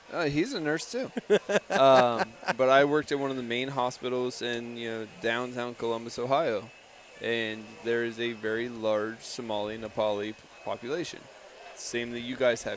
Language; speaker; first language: English; native; English